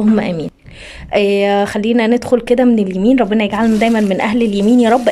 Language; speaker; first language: Arabic; native; Arabic